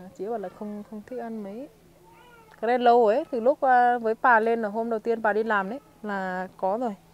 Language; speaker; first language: Vietnamese; non-native, local second language; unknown